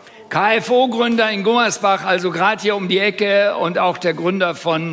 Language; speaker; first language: German; native; German